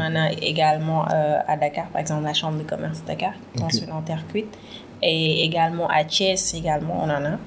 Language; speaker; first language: French; non-native, local second language; Wolof